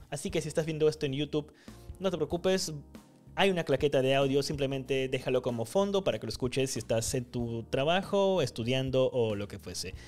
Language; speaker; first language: Spanish; native; Spanish